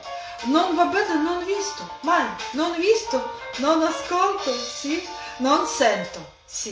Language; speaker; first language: Italian; non-native, learner; Russian